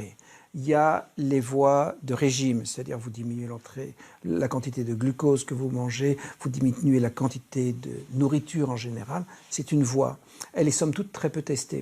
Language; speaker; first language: French; native; French